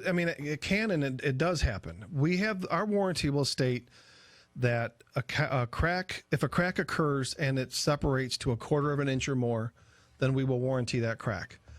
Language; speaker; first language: English; native; English